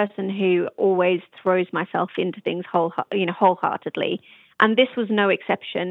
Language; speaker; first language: English; native; English